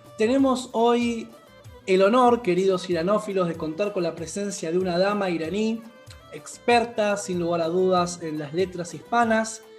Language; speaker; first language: Spanish; native; Spanish